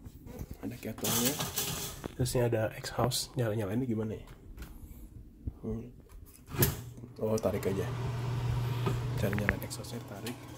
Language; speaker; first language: Indonesian; native; Indonesian